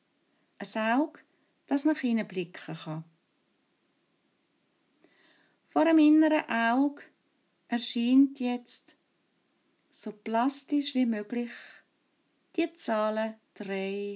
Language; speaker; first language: German; native; German